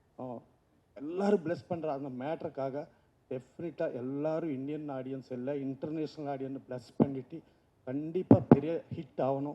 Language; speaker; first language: Tamil; non-native, learner; Telugu